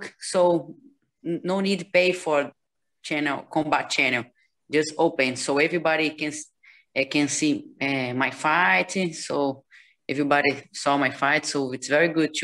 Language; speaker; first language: English; non-native, learner; Portuguese